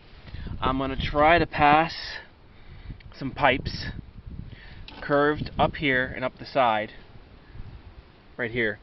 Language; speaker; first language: English; native; English